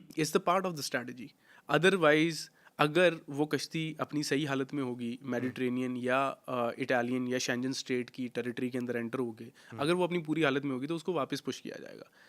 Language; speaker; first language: Hindi; non-native, local second language; Punjabi